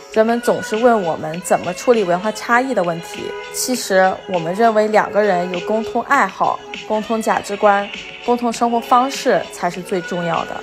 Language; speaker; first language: Chinese; non-native, fluent; English